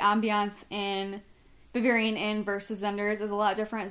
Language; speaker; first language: English; native; English